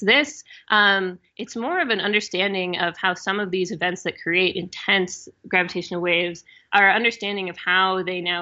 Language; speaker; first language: English; native; English